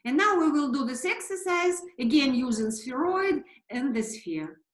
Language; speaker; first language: English; non-native, fluent; Russian